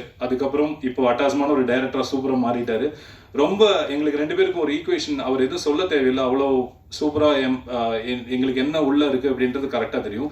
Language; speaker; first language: Tamil; native; Tamil